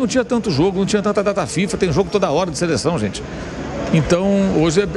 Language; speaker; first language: Portuguese; native; Portuguese